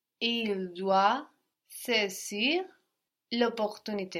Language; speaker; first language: French; non-native, learner; English